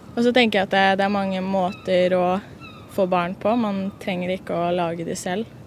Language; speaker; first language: Norwegian; native; Norwegian